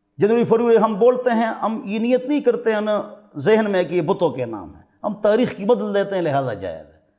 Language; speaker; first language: Urdu; non-native, local second language; Pashto